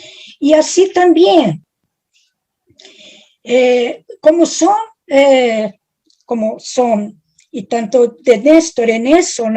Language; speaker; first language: Spanish; non-native, fluent; Italian